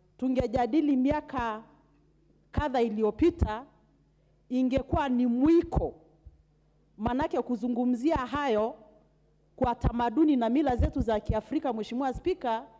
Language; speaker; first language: Swahili; non-native, local second language; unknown